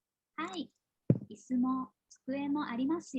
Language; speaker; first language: Japanese; non-native, learner; Indonesian